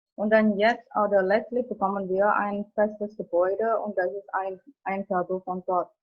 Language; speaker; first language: German; non-native, fluent; Indonesian